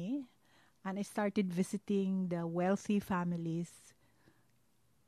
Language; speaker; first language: English; non-native, local second language; Hiligaynon